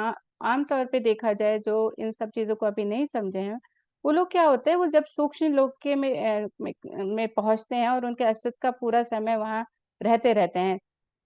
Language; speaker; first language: Hindi; native; Hindi